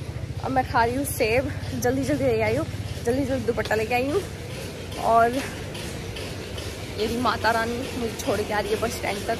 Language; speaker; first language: Hindi; native; Hindi